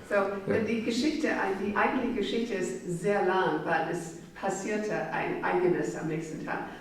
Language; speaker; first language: German; non-native, fluent; English